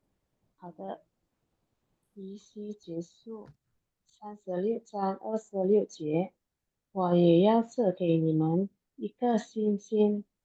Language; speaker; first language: Chinese; non-native, learner; Indonesian